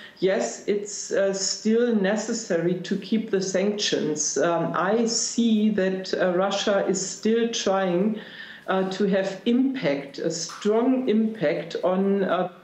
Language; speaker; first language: English; non-native, fluent; German